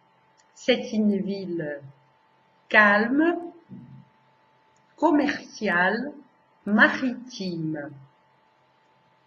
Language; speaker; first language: French; non-native, fluent; Portuguese